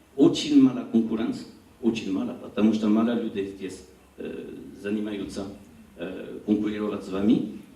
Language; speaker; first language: Russian; non-native, learner; French